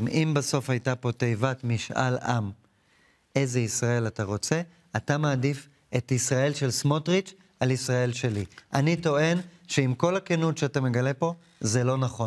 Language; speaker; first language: Hebrew; native; Hebrew